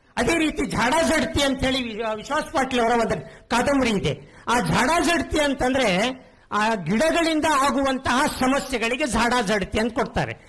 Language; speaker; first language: Kannada; non-native, local second language; Konkani